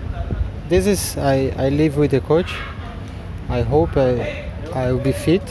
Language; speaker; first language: English; non-native, learner; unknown